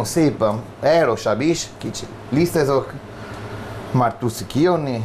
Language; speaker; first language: Hungarian; non-native, learner; Italian